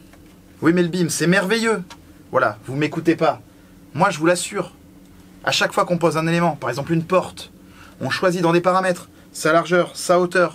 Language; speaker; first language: French; native; French